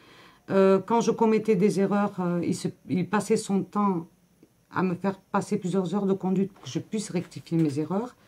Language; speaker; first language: French; native; French